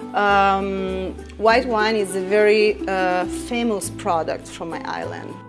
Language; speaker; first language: English; non-native, fluent; Italian